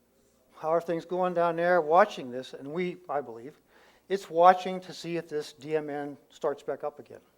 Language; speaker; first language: English; native; English